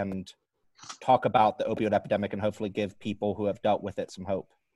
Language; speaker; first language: English; native; English